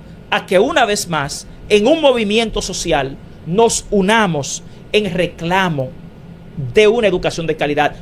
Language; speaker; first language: Spanish; native; Spanish